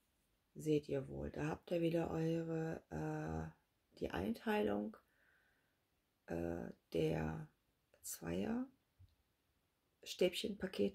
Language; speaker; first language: German; native; German